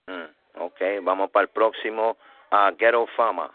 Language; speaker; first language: Spanish; early bilingual, heritage; Spanish